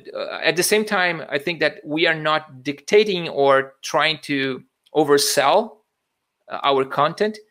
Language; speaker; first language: English; non-native, fluent; Portuguese